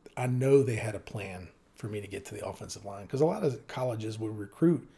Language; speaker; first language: English; native; English